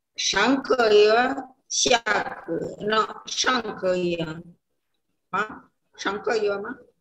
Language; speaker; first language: Chinese; non-native, learner; Spanish